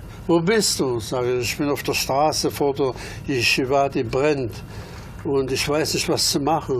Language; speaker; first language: German; early bilingual, other home language; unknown